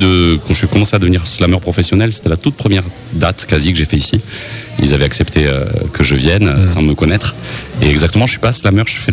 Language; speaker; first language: French; native; French